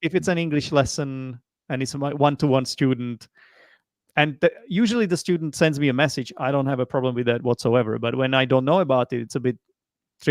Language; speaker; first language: English; non-native, fluent; Czech